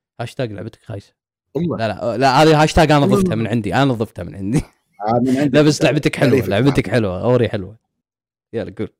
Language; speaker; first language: Arabic; native; Arabic